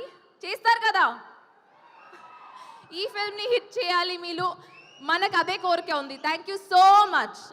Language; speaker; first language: Telugu; non-native, local second language; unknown